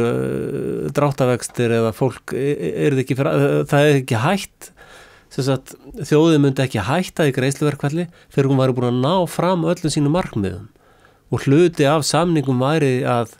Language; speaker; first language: Icelandic; native; Icelandic